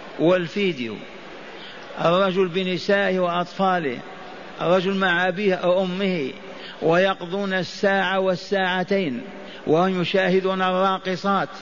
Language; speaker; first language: Arabic; native; Arabic